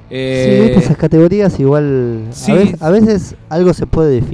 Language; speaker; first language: Spanish; native; Spanish